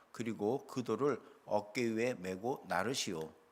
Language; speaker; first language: Korean; native; Korean